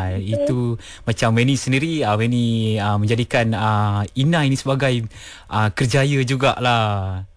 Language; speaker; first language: Malay; non-native, local second language; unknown